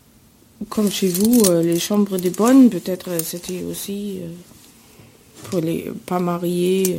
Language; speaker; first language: French; non-native, fluent; German